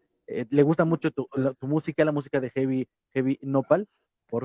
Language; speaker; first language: Spanish; native; Spanish